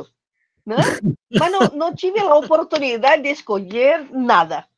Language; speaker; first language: Portuguese; non-native, learner; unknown